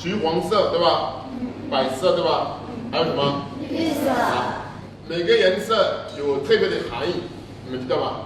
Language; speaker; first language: Chinese; non-native, fluent; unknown